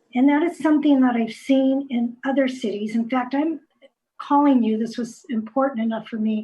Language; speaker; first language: English; native; English